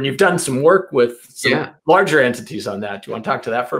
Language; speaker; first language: English; native; English